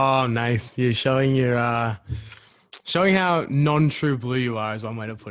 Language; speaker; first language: English; native; English